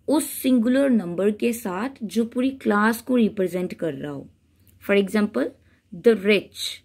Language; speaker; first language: Hindi; native; Hindi